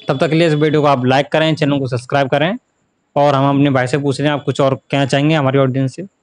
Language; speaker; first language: Hindi; native; Hindi